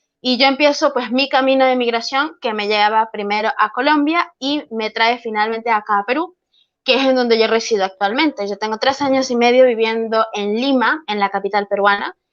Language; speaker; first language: Spanish; native; Spanish